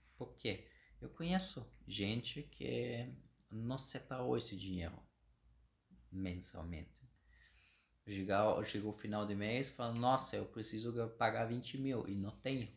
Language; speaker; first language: Portuguese; non-native, fluent; German